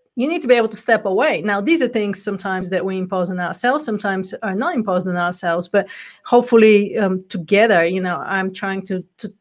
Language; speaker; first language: English; non-native, fluent; Bulgarian